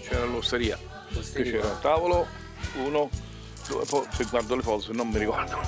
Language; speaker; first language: Italian; native; Italian